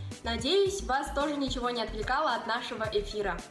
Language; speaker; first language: Russian; native; Russian